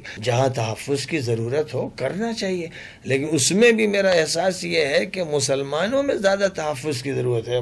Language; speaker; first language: Urdu; native; Urdu